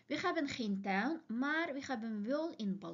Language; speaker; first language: Dutch; non-native, fluent; Uyghur